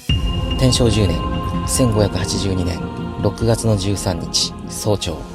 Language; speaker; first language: Japanese; native; Japanese